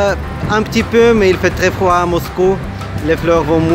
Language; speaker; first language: French; non-native, fluent; Russian